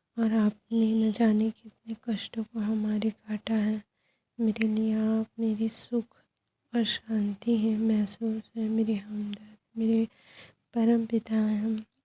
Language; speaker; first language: Hindi; native; Hindi